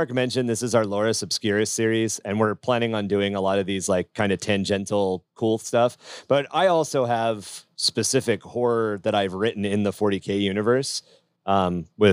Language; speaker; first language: English; native; English